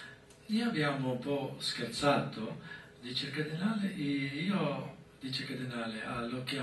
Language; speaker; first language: Italian; non-native, fluent; German